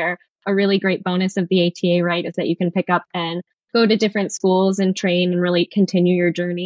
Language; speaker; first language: English; native; English